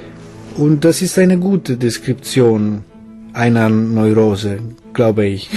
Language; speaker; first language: German; non-native, fluent; Italian